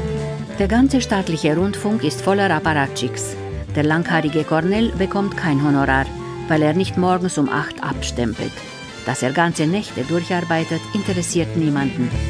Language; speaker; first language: German; native; German